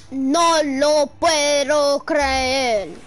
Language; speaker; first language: Spanish; early bilingual, heritage; English